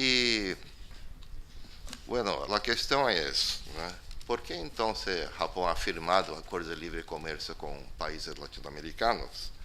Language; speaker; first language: Spanish; non-native, fluent; Portuguese